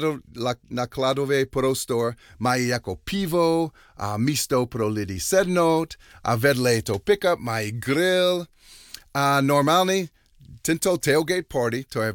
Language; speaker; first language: Czech; non-native, learner; English